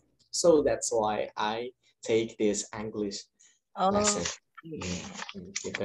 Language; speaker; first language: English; non-native, learner; Indonesian